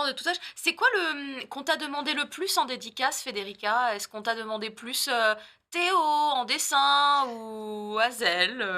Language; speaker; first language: French; native; French